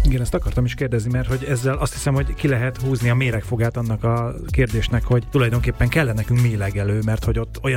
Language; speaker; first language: Hungarian; native; Hungarian